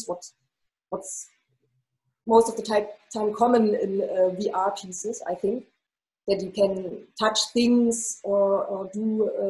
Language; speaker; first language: English; non-native, fluent; German